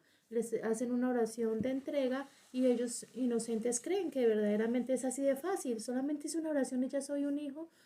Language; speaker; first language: Spanish; native; Spanish